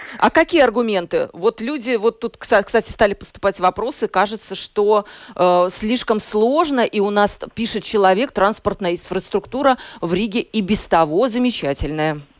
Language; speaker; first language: Russian; native; Russian